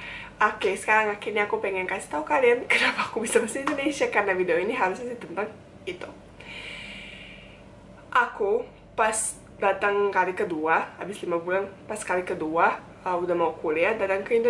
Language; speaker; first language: Indonesian; non-native, fluent; Bosnian